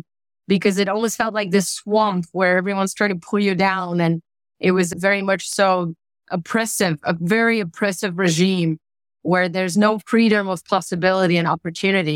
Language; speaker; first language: English; non-native, fluent; Bulgarian